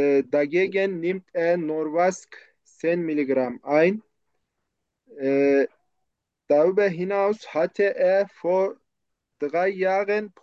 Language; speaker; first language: German; non-native, learner; Turkish